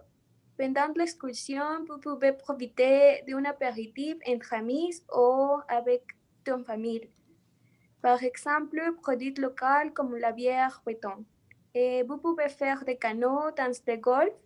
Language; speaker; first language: French; non-native, learner; Spanish